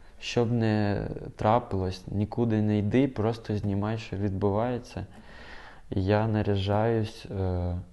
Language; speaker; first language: Ukrainian; non-native, local second language; Russian